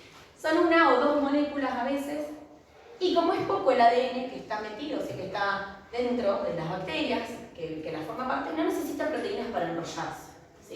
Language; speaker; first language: Spanish; native; Spanish